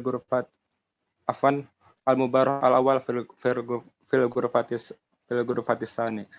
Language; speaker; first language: Arabic; non-native, learner; Indonesian